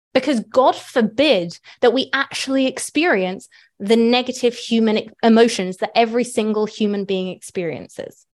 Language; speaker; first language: English; native; English